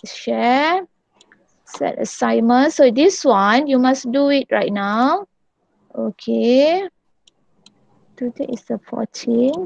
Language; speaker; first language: English; non-native, local second language; Malay